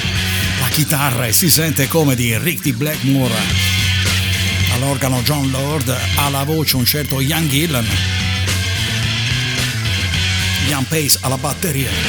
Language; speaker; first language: Italian; native; Italian